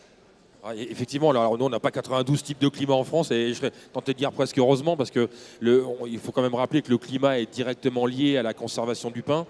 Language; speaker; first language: French; native; French